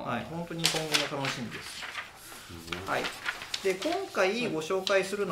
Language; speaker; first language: Japanese; native; Japanese